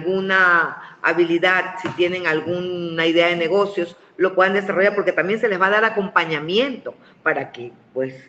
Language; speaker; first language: Spanish; native; Spanish